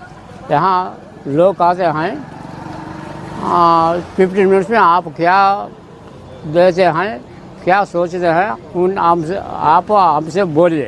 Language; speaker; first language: Hindi; non-native, local second language; Telugu